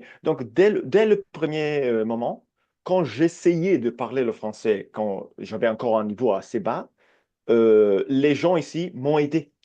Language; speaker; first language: French; non-native, fluent; Italian